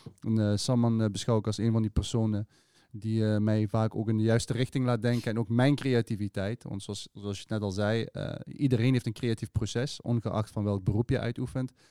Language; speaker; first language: Dutch; early bilingual, other home language; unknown